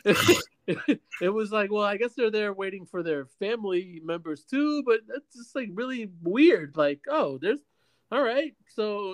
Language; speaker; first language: English; early bilingual, other home language; Spanish